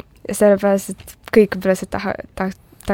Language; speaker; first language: Estonian; non-native, local second language; Russian